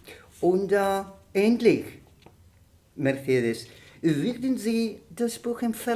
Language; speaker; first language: German; non-native, learner; Spanish